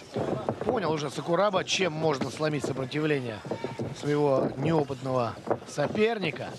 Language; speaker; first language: Russian; native; Russian